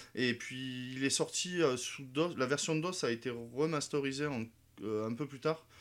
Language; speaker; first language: French; native; French